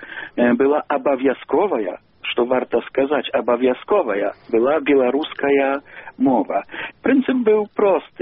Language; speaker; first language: Belarusian; non-native, local second language; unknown